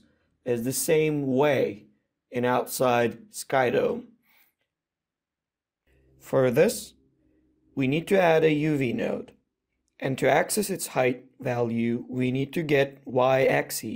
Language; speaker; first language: English; non-native, fluent; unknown